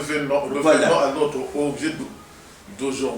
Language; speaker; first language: French; non-native, local second language; Lingala